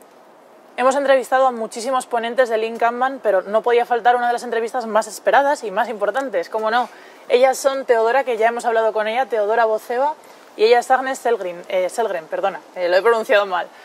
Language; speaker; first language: Spanish; native; Spanish